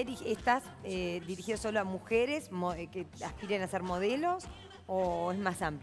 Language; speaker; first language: Spanish; native; Spanish